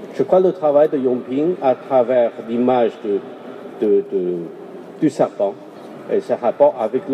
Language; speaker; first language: French; non-native, fluent; Chinese